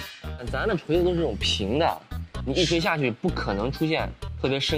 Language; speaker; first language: Chinese; native; Chinese